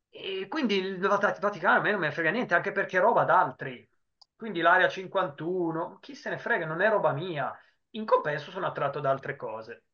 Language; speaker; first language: Italian; native; Italian